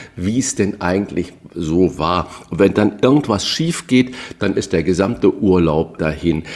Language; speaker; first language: German; early bilingual, other home language; Portuguese